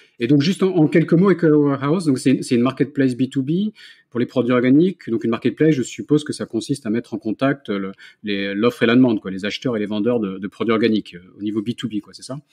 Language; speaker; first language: French; native; French